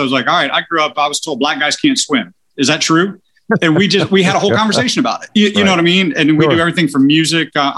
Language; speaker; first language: English; native; English